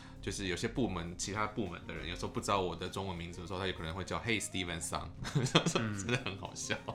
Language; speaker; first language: Chinese; native; Chinese